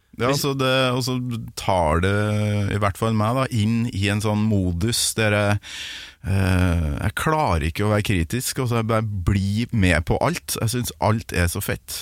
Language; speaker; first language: Norwegian; native; Norwegian